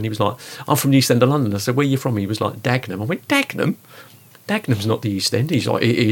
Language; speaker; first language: English; native; English